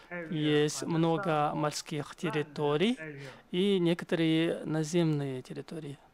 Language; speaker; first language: Russian; non-native, fluent; Chinese